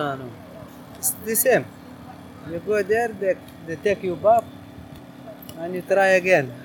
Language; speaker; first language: English; non-native, learner; Arabic